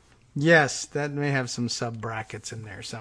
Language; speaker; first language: English; native; English